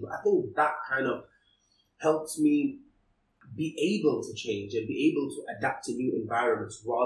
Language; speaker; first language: English; early bilingual, other home language; Cantonese